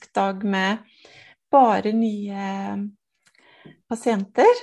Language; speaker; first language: Norwegian; native; Norwegian